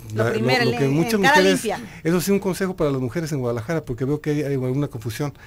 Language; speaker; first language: Spanish; native; Spanish